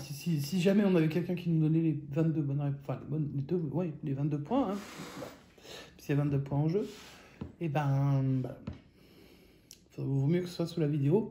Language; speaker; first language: French; native; French